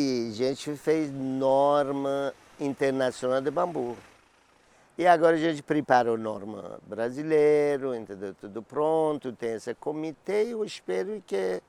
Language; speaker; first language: Portuguese; non-native, learner; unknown